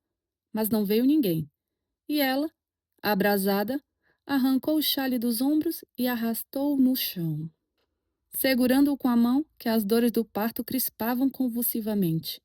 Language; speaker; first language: Portuguese; native; Portuguese